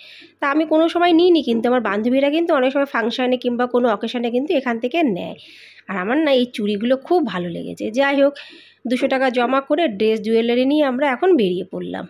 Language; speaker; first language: Bangla; native; Bangla